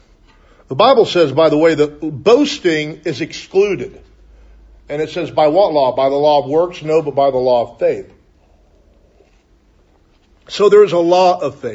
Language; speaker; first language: English; native; English